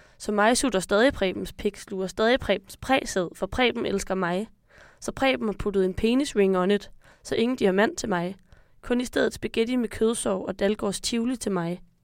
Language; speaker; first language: Danish; native; Danish